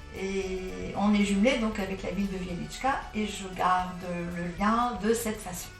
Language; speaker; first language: French; native; French